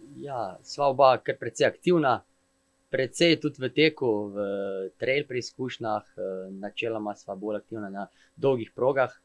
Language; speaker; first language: Slovenian; native; Slovenian